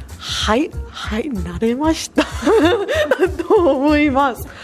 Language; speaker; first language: Japanese; non-native, learner; English